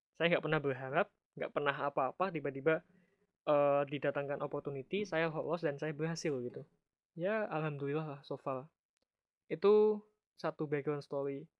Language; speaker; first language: Indonesian; native; Indonesian